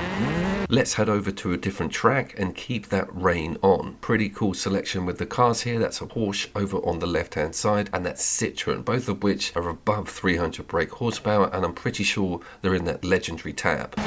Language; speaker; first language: English; native; English